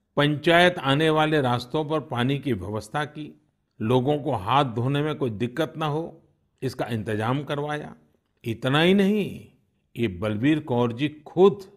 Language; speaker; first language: Hindi; non-native, local second language; Gujarati